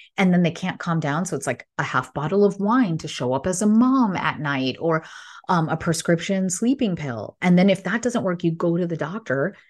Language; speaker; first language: English; early bilingual, other home language; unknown